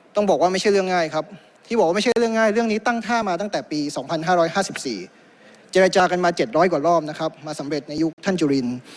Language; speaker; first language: Thai; native; Thai